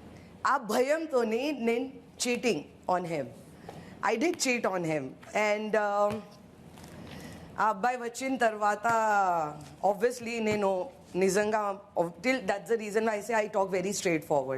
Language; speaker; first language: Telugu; non-native, fluent; Hindi